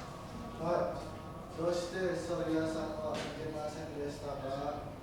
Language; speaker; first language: Japanese; non-native, learner; Indonesian